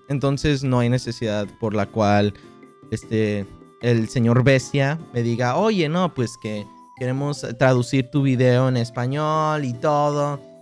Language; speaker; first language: Spanish; native; Spanish